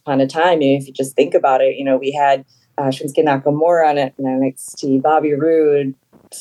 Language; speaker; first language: English; native; English